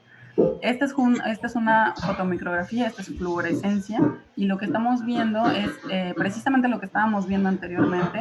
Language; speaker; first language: Spanish; native; Spanish